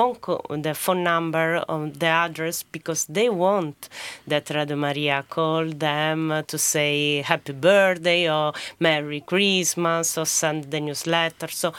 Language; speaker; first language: English; non-native, fluent; Italian